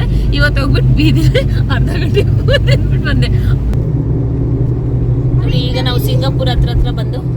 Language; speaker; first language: Kannada; native; Kannada